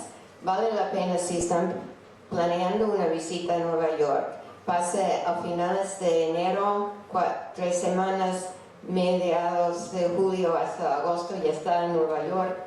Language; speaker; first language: Spanish; non-native, fluent; English